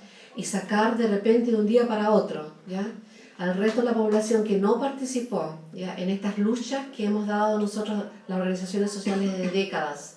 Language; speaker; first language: Spanish; native; Spanish